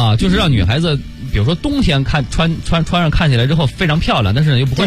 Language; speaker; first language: Chinese; native; Chinese